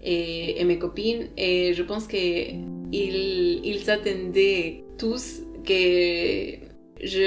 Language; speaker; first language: French; non-native, learner; Spanish